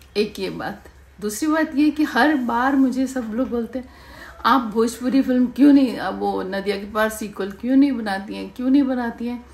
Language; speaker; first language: Hindi; native; Hindi